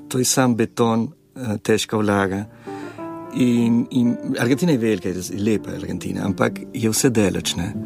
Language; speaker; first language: Slovenian; early bilingual, heritage; Slovenian